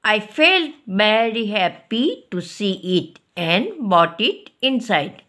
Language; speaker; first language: English; non-native, local second language; Assamese